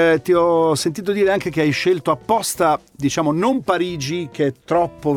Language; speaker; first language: Italian; native; Italian